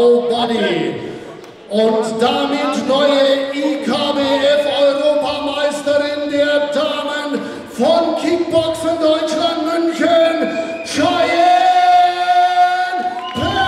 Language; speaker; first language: German; native; German